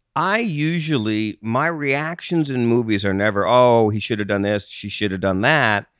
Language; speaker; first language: English; native; English